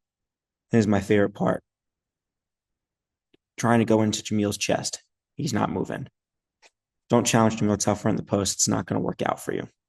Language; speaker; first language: English; native; English